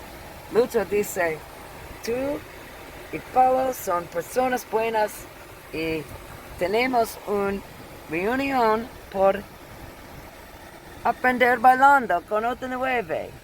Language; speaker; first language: Spanish; non-native, learner; English